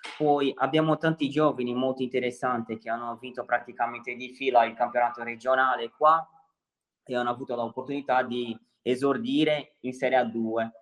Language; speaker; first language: Italian; non-native, fluent; Portuguese